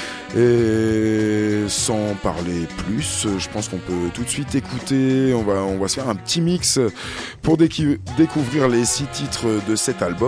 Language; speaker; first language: French; native; French